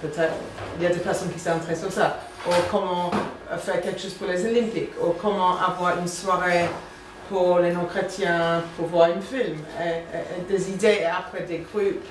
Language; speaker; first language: French; non-native, fluent; English